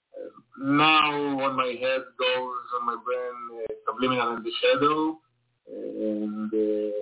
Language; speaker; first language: English; non-native, learner; Hebrew